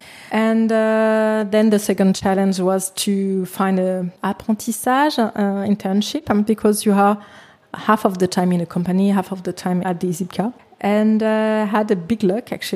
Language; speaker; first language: English; non-native, fluent; French